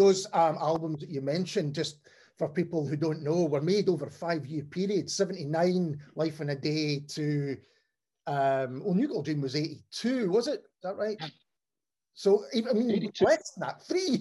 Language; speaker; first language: English; native; English